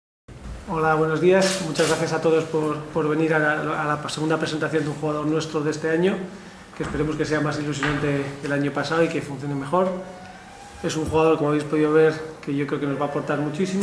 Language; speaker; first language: Spanish; native; Spanish